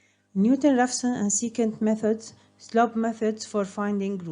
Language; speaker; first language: English; non-native, fluent; Arabic